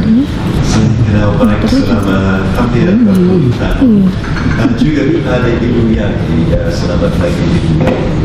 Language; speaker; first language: Indonesian; non-native, fluent; English